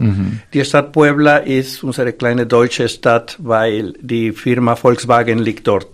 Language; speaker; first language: German; non-native, fluent; Spanish